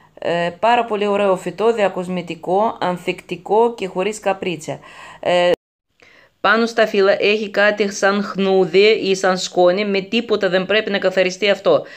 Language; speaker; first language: Greek; non-native, fluent; Russian